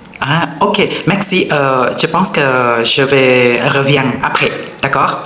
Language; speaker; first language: French; non-native, learner; Thai